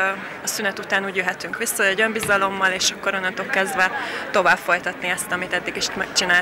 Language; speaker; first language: Hungarian; native; Hungarian